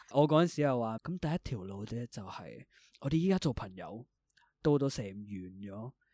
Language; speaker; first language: Cantonese; early bilingual, other home language; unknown